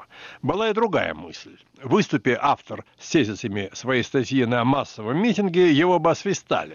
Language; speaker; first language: Russian; native; Russian